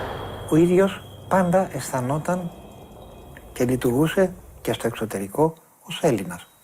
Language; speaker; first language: Greek; native; Greek